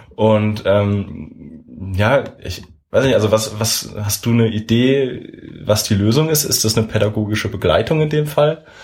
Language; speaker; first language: German; native; German